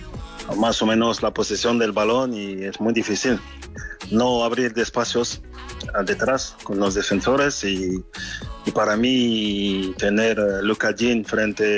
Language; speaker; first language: Spanish; non-native, fluent; French